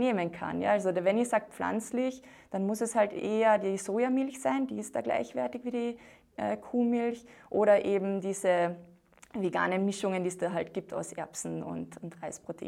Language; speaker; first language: German; native; German